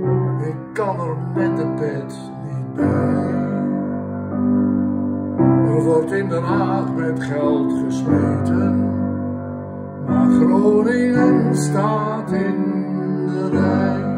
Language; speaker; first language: Dutch; native; Dutch